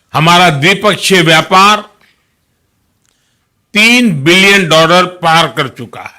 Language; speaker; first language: Hindi; non-native, local second language; Gujarati